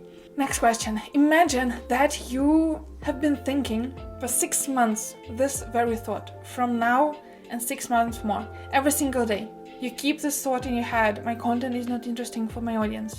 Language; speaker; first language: English; non-native, fluent; Russian